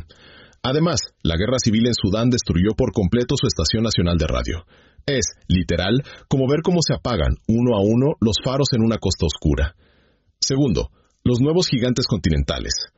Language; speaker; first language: Spanish; native; Spanish